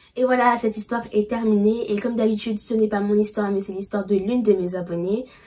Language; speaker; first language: French; early bilingual, other home language; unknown